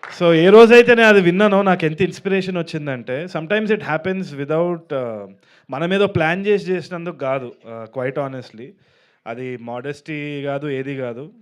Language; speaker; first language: Telugu; native; Telugu